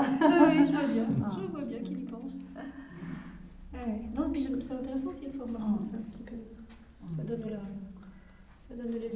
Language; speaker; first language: French; native; French